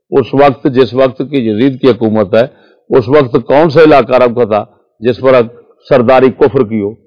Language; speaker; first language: Urdu; native; Urdu